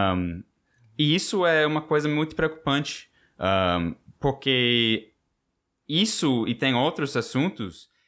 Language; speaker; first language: Portuguese; non-native, fluent; English